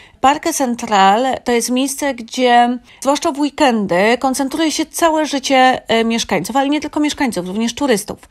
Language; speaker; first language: Polish; native; Polish